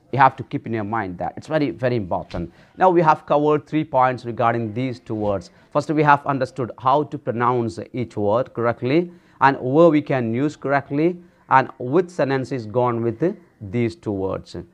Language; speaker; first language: English; non-native, local second language; Malayalam